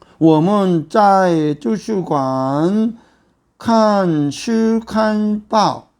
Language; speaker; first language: Chinese; non-native, learner; Korean